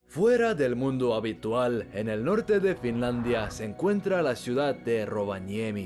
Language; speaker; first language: Spanish; non-native, fluent; Estonian